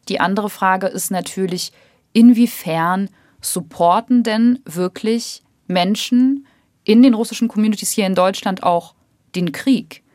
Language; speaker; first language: German; early bilingual, other home language; Russian